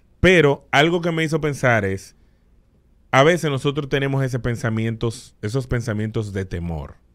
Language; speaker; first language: Spanish; native; Spanish